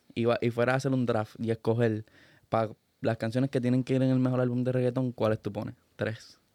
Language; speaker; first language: Spanish; native; Spanish